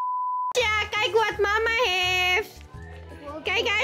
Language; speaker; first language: Dutch; non-native, fluent; Indonesian